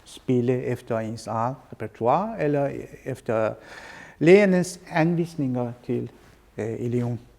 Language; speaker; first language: Danish; non-native, fluent; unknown